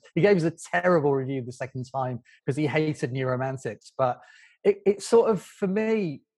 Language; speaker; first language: English; native; English